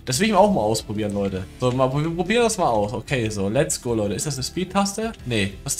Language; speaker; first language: German; native; German